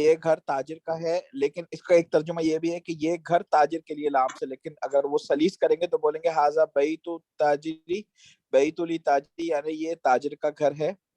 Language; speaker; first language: Urdu; native; Urdu